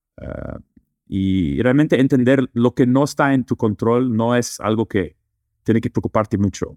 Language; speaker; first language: Spanish; non-native, fluent; Dutch